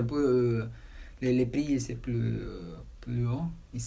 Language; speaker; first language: French; non-native, learner; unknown